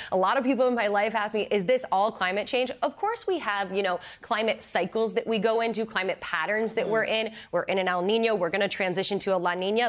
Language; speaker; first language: English; native; English